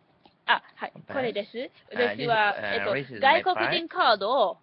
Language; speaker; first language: Japanese; non-native, learner; English